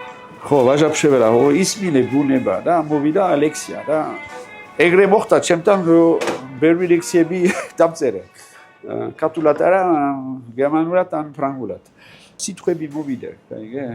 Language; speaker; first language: Georgian; non-native, learner; French